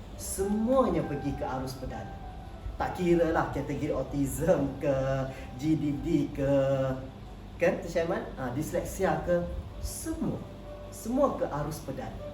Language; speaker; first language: Malay; native; Malay